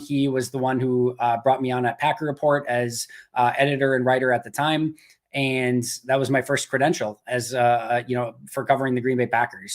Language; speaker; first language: English; native; English